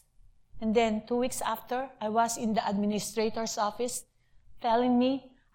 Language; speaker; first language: English; non-native, local second language; Filipino